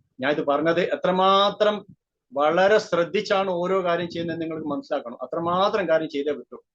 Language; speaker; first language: Malayalam; native; Malayalam